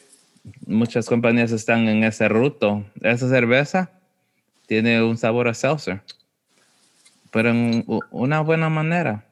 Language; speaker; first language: Spanish; early bilingual, heritage; Spanish